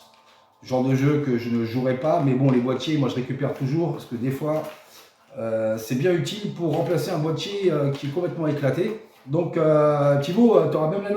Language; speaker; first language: French; native; French